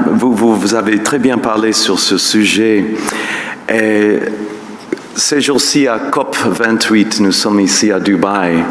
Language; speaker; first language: French; non-native, fluent; English